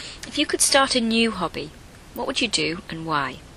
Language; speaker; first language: English; native; English